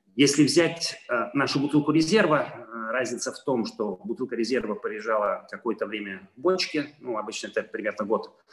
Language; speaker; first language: Russian; non-native, fluent; Italian